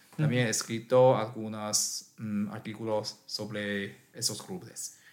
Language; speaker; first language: Spanish; non-native, learner; Chinese